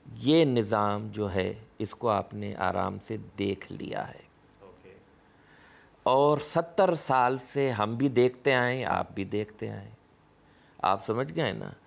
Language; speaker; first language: Urdu; non-native, local second language; Sindhi